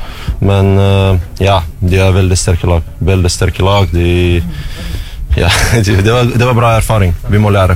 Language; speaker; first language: Norwegian; non-native, learner; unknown